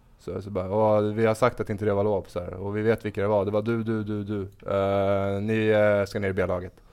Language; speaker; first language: Swedish; native; Swedish